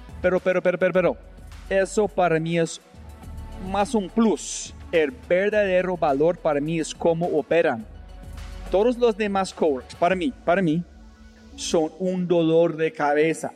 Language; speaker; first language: Spanish; non-native, fluent; English